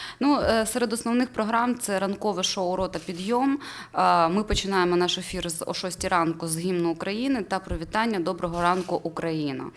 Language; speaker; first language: Ukrainian; native; Ukrainian